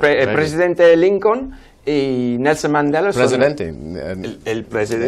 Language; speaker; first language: Spanish; non-native, fluent; English